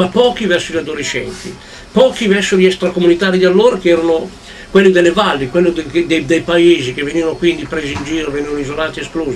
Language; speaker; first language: Italian; native; Italian